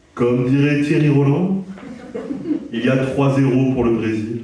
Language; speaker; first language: French; native; French